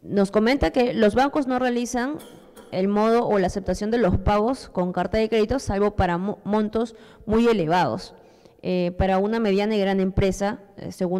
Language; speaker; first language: Spanish; native; Spanish